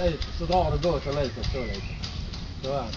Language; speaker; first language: Swedish; native; Swedish